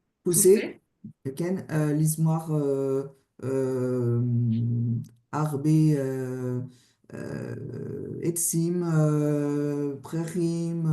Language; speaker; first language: Hebrew; non-native, learner; French